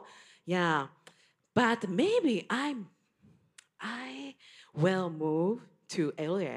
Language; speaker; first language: English; non-native, learner; Japanese